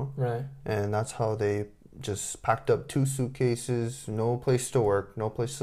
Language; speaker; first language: English; non-native, fluent; Japanese